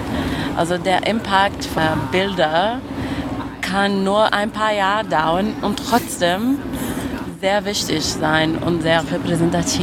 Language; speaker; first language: German; non-native, fluent; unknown